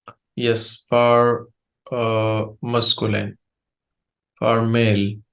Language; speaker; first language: English; non-native, fluent; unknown